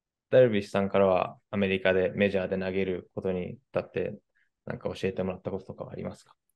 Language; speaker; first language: Japanese; native; Japanese